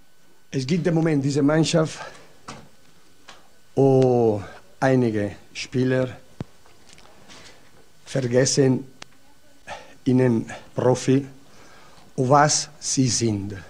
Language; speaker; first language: German; non-native, learner; Italian